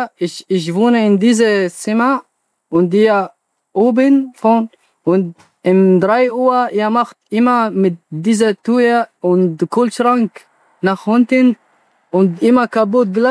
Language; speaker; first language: German; non-native, learner; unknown